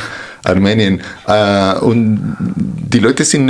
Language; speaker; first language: German; non-native, fluent; Spanish